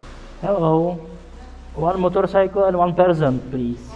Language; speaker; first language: English; non-native, learner; Czech